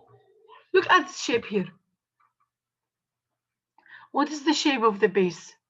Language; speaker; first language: English; non-native, fluent; Arabic